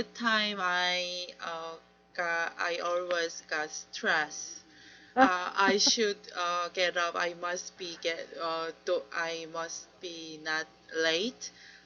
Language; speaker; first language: English; non-native, learner; Korean